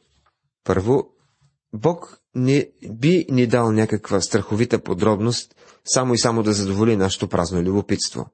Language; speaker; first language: Bulgarian; native; Bulgarian